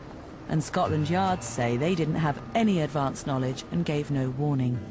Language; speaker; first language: English; native; English